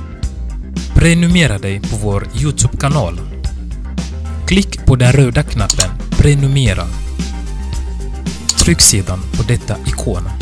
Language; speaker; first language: Swedish; non-native, fluent; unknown